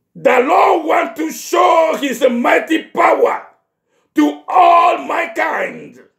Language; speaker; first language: English; non-native, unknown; Ewe